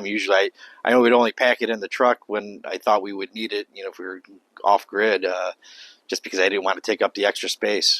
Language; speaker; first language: English; native; English